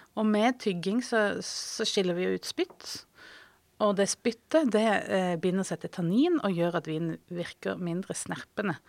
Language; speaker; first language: Norwegian; native; Norwegian